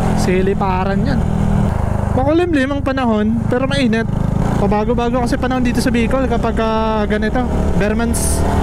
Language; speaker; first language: Filipino; non-native, local second language; Bikol